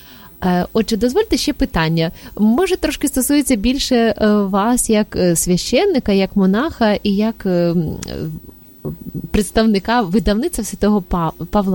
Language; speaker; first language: Ukrainian; native; Ukrainian